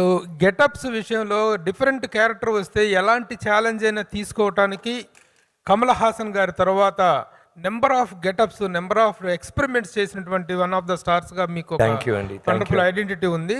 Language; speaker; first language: Telugu; native; Telugu